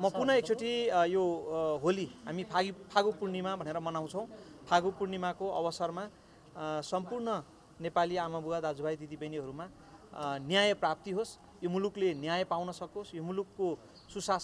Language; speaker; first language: Nepali; native; Nepali